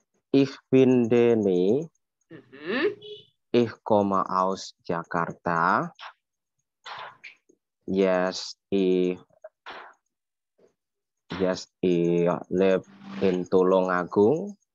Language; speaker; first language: German; non-native, learner; Indonesian